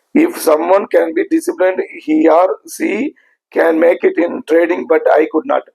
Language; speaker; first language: English; non-native, local second language; Tamil